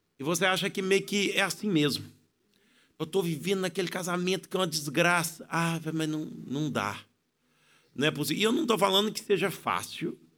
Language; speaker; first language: Portuguese; native; Portuguese